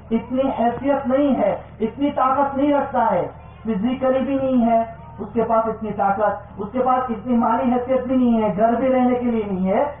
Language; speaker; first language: Urdu; non-native, local second language; Gujarati